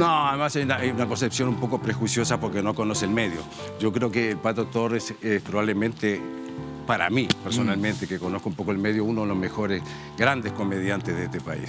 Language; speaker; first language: Spanish; native; Spanish